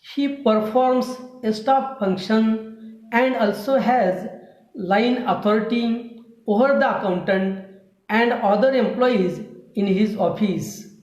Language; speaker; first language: English; non-native, local second language; Marathi